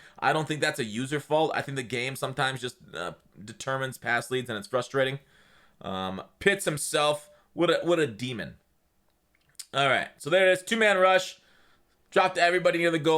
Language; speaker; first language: English; native; English